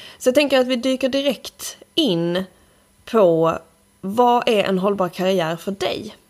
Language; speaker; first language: Swedish; native; Swedish